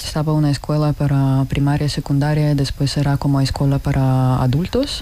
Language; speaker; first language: Spanish; non-native, learner; Russian